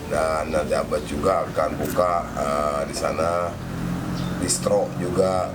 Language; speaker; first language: Indonesian; native; Indonesian